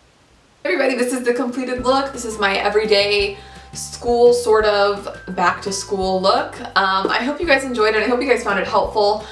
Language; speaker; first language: English; native; English